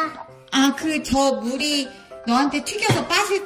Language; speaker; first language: Korean; native; Korean